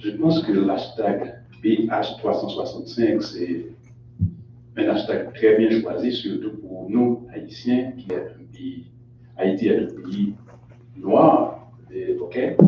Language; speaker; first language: French; non-native, local second language; Haitian Creole